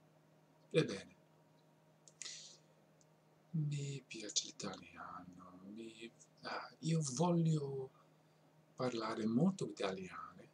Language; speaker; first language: Italian; non-native, learner; English